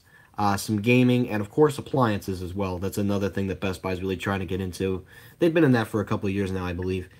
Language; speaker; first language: English; native; English